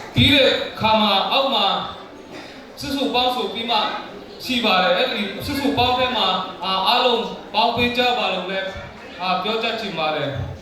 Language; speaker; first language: Burmese; non-native, local second language; Tedim Chin